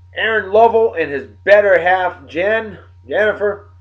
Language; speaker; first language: English; native; English